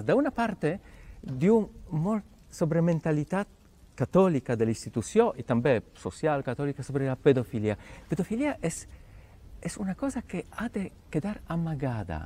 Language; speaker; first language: Catalan; non-native, fluent; Polish